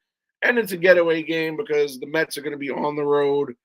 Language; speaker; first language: English; native; English